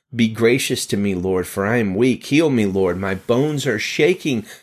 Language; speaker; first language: English; native; English